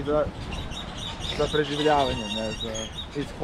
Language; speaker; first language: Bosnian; early bilingual, heritage; Serbian